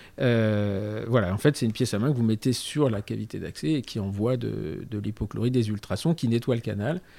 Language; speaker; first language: French; native; French